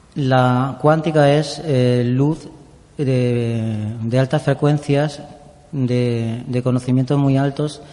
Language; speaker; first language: Spanish; native; Spanish